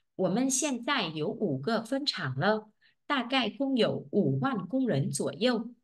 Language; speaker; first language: Chinese; non-native, fluent; Vietnamese